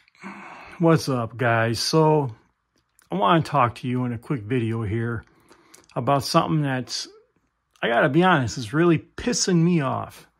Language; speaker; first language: English; native; English